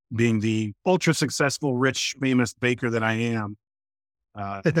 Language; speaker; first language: English; native; English